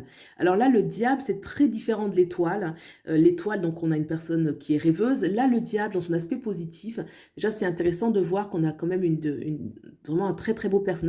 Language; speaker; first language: French; native; French